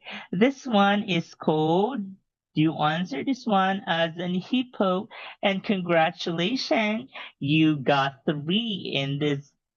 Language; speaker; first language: English; non-native, fluent; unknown